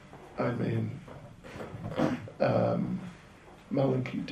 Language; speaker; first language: Russian; non-native, learner; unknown